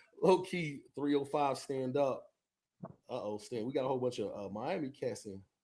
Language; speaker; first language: English; native; English